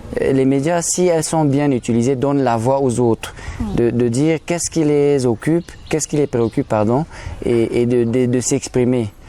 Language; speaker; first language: French; non-native, local second language; German